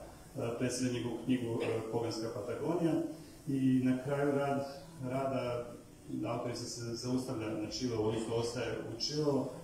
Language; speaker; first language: Croatian; native; Croatian